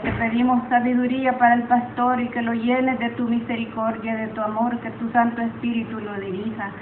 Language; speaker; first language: Spanish; native; Spanish